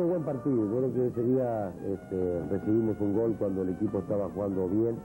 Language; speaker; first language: Spanish; native; Spanish